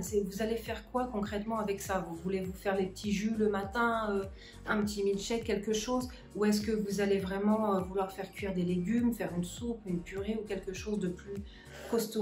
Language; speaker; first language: French; native; French